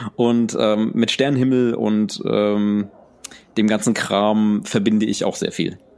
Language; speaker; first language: German; early bilingual, other home language; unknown